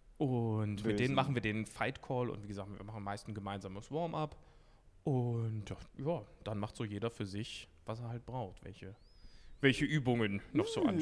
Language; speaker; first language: German; native; German